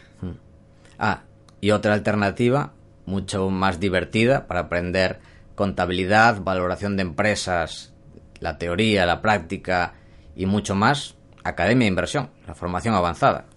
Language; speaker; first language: Spanish; native; Spanish